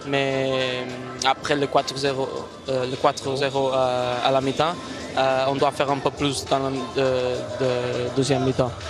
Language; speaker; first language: French; non-native, learner; Portuguese